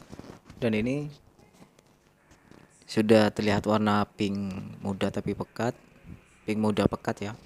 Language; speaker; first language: Indonesian; non-native, local second language; Madurese